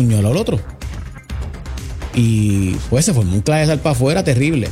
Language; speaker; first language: Spanish; native; Spanish